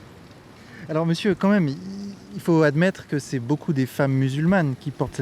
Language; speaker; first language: French; native; French